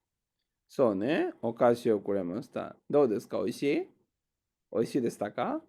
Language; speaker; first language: Japanese; non-native, fluent; Bangla